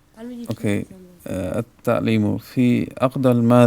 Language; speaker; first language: Arabic; non-native, learner; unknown